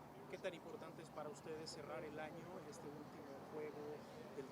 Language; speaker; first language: Spanish; native; Spanish